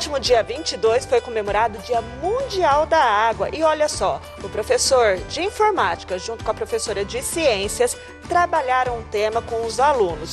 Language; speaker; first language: Portuguese; native; Portuguese